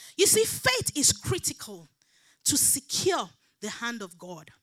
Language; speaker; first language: English; non-native, local second language; Yoruba